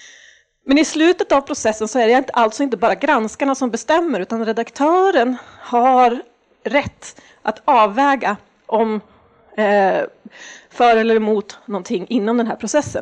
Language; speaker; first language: Swedish; native; Swedish